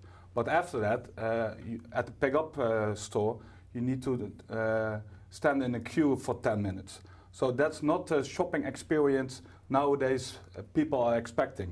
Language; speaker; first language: English; non-native, fluent; Dutch